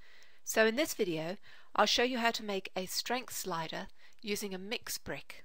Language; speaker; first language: English; native; English